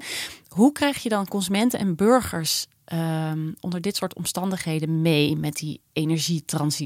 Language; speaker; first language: Dutch; native; Dutch